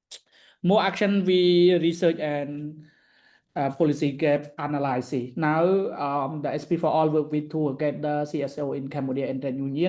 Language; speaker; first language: English; non-native, learner; Khmer